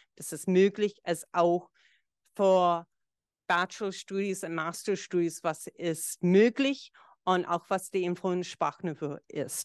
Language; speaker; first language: German; non-native, fluent; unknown